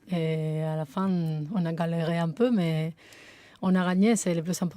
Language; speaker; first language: French; non-native, fluent; Spanish